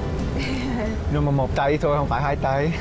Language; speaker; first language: Vietnamese; early bilingual, heritage; English